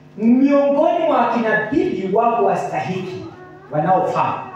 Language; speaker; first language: Swahili; non-native, local second language; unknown